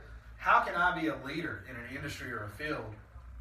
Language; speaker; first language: English; native; English